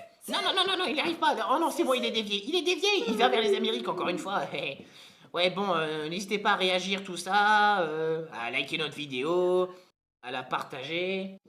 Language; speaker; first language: French; native; French